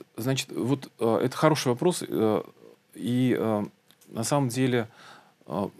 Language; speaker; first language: Russian; native; Russian